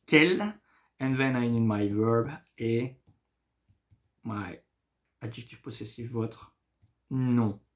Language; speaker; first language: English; non-native, fluent; French